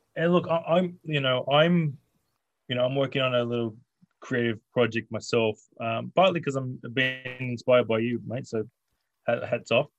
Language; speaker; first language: English; native; English